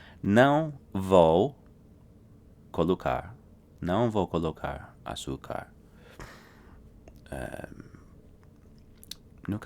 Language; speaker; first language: Portuguese; non-native, fluent; English